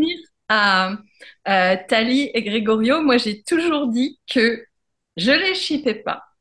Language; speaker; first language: French; native; French